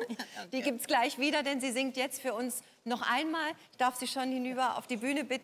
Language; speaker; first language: German; native; German